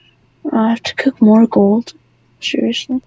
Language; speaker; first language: English; native; English